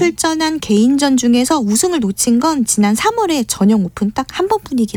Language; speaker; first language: Korean; native; Korean